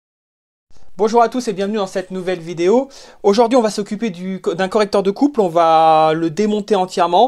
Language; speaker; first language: French; native; French